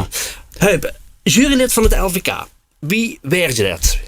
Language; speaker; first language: Dutch; native; Dutch